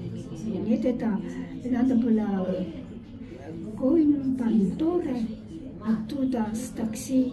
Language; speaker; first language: Russian; non-native, fluent; Estonian